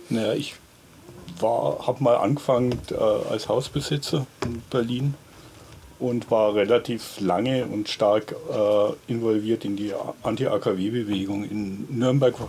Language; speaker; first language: German; native; German